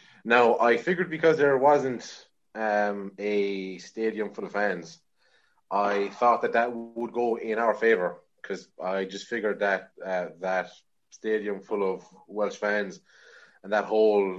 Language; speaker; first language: English; native; English